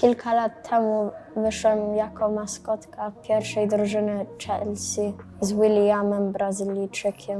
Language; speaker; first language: Polish; early bilingual, heritage; Polish